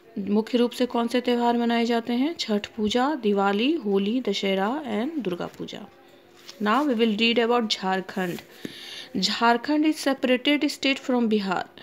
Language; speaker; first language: Hindi; native; Hindi